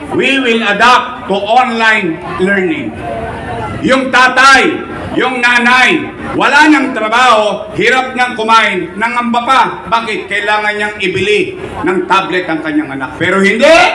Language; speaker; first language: Filipino; native; Filipino